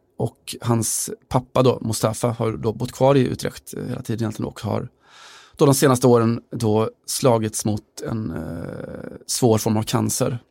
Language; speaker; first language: Swedish; native; Swedish